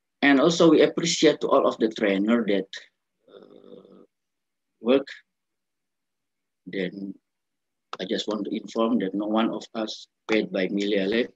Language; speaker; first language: English; non-native, learner; Indonesian